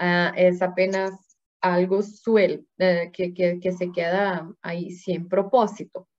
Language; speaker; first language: Spanish; non-native, fluent; Portuguese